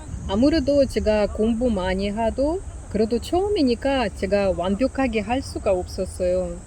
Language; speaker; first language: Korean; non-native, learner; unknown